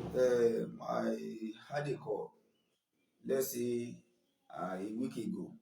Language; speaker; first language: English; non-native, local second language; Yoruba